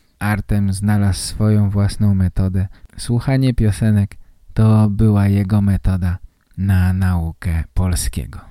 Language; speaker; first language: Polish; native; Polish